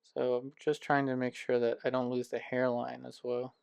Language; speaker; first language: English; native; English